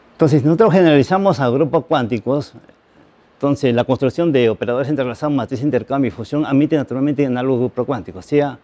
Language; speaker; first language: Spanish; native; Spanish